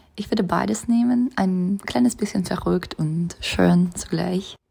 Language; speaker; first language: German; non-native, fluent; Russian